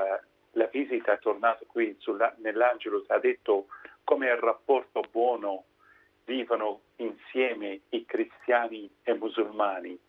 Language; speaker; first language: Italian; non-native, fluent; Arabic